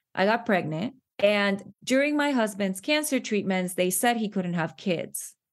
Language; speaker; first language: English; non-native, fluent; Spanish